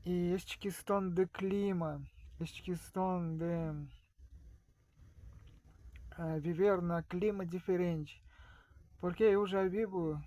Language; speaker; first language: Portuguese; non-native, fluent; Russian